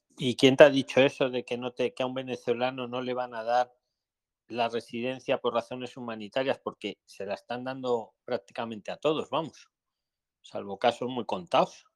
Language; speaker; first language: Spanish; native; Spanish